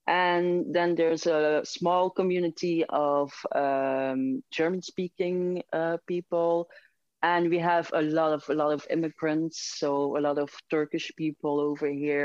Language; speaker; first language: English; non-native, fluent; Dutch